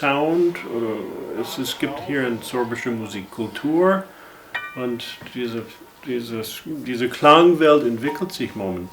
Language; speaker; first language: German; non-native, fluent; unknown